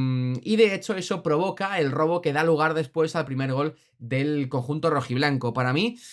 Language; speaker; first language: Spanish; native; Spanish